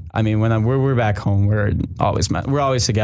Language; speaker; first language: English; native; English